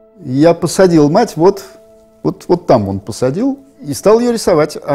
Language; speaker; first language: Russian; native; Russian